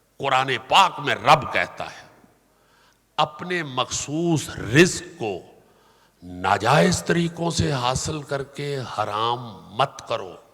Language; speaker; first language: Urdu; non-native, local second language; Punjabi